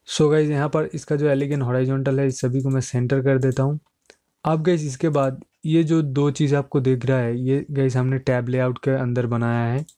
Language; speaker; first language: Hindi; native; Hindi